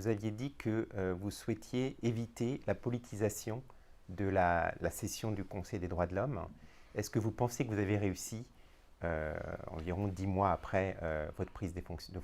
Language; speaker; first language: French; native; French